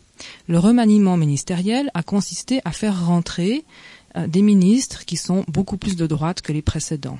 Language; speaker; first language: French; native; French